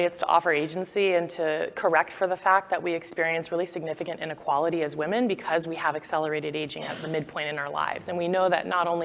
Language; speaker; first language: English; native; English